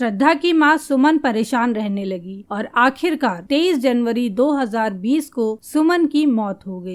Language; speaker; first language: Hindi; native; Hindi